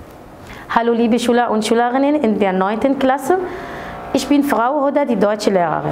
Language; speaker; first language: German; non-native, fluent; Arabic